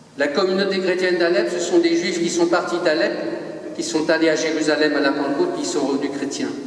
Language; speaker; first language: French; native; French